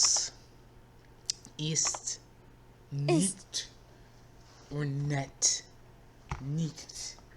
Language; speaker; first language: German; non-native, learner; English